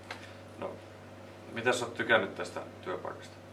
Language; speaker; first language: Finnish; native; Finnish